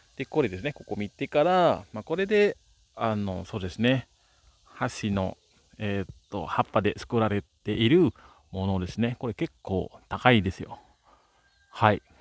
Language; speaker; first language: Japanese; non-native, fluent; Balinese